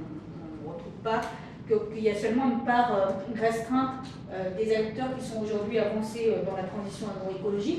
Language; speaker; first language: French; native; French